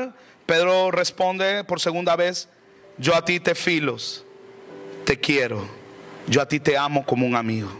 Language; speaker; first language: Spanish; native; Spanish